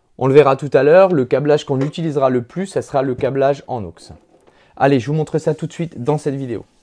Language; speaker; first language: French; native; French